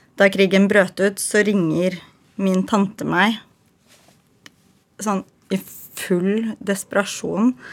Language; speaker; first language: Norwegian; early bilingual, other home language; Ukrainian